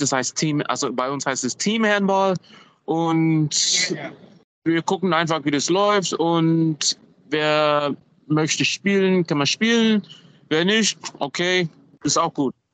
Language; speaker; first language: German; non-native, fluent; English